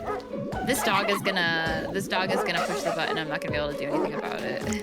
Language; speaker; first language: English; native; English